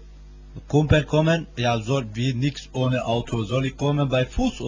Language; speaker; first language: German; non-native, learner; Turkish